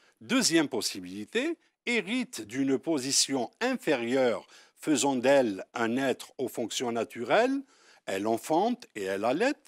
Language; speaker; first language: French; non-native, local second language; Arabic